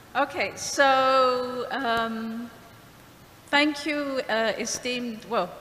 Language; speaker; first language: English; non-native, fluent; Greek